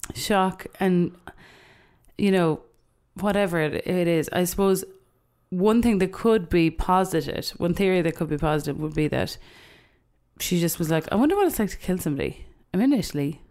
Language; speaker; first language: English; native; English